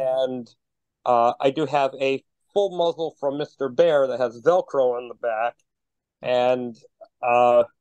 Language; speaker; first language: English; native; English